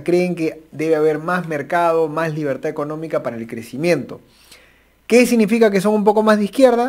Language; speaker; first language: Spanish; native; Spanish